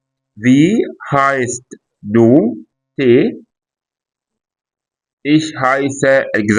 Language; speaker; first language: German; non-native, fluent; Arabic